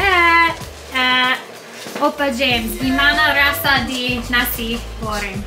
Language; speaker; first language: Indonesian; non-native, learner; English